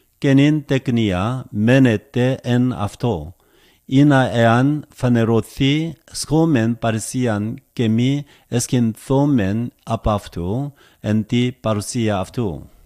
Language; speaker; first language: Greek; non-native, learner; Korean